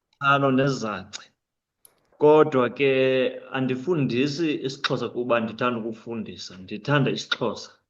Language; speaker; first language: Xhosa; non-native, local second language; English